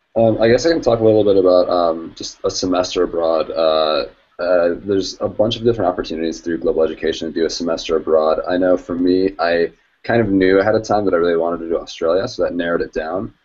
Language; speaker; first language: English; native; English